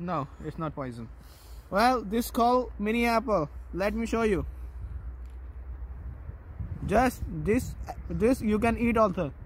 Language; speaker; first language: English; non-native, local second language; Hindi